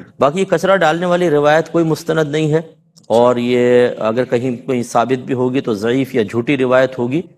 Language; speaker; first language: Urdu; native; Urdu